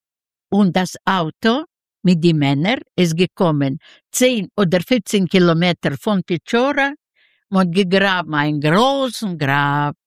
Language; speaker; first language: German; non-native, learner; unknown